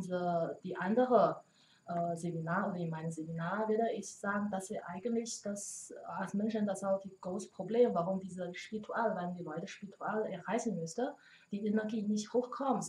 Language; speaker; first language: German; non-native, learner; Chinese